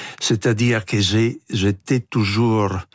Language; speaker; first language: French; non-native, fluent; Italian